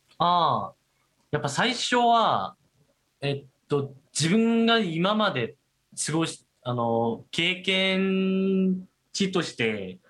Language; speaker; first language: Japanese; non-native, fluent; Korean